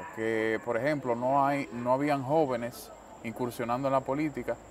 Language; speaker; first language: Spanish; native; Spanish